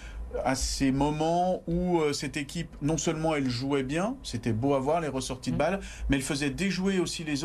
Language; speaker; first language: French; native; French